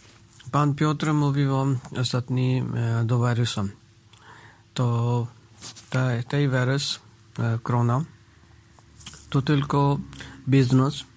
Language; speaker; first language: Polish; non-native, learner; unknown